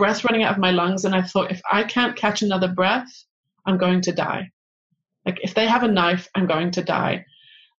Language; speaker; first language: English; native; English